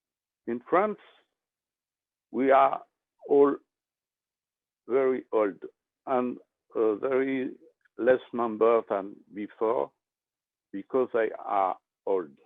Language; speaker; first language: English; non-native, learner; French